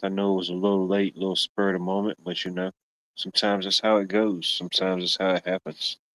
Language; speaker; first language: English; native; English